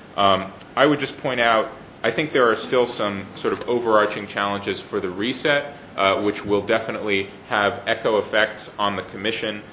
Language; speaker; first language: English; native; English